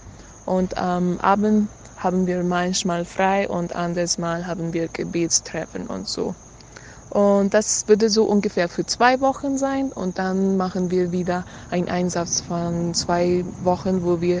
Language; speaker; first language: German; non-native, learner; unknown